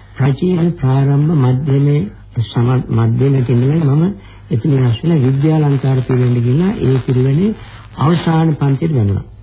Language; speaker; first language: Sinhala; native; Sinhala